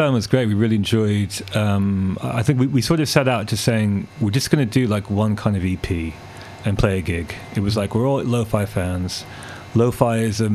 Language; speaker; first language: English; native; English